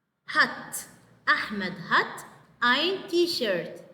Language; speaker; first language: German; non-native, fluent; Arabic